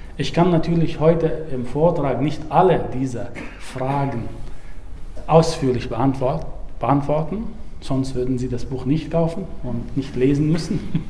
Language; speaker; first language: German; non-native, fluent; Arabic